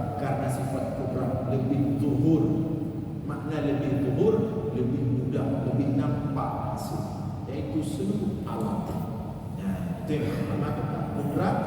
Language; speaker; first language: Malay; non-native, local second language; Achinese